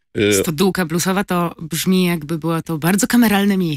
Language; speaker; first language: Polish; native; Polish